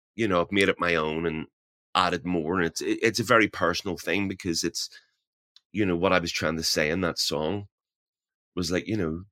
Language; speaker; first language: English; native; English